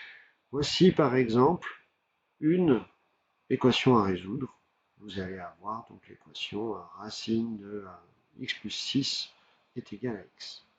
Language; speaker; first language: French; native; French